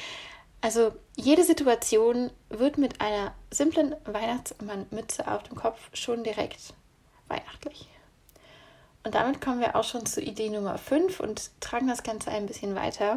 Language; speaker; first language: German; native; German